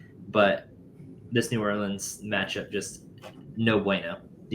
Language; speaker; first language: English; native; English